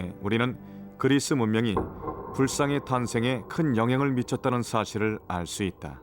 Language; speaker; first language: Korean; native; Korean